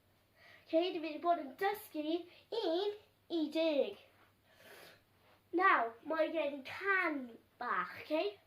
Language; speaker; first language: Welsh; non-native, local second language; English